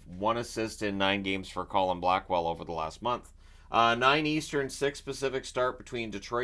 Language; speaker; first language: English; native; English